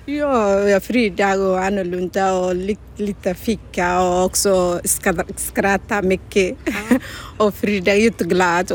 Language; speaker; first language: Swedish; non-native, learner; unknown